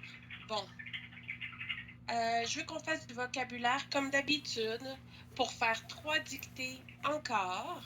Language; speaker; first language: French; native; French